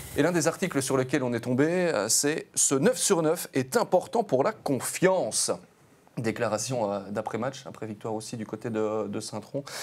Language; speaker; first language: French; native; French